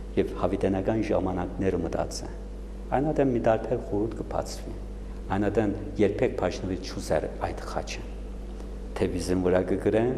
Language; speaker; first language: Armenian; early bilingual, heritage; Armenian